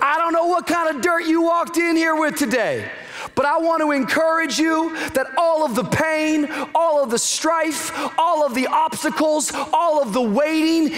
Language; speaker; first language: English; native; English